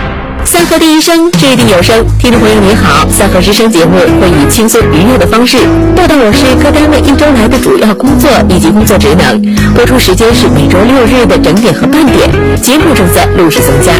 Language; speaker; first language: Chinese; native; Chinese